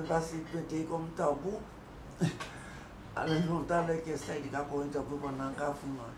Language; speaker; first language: French; non-native, local second language; Guadeloupean Creole French